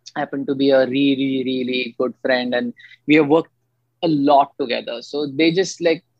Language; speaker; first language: English; non-native, local second language; Marathi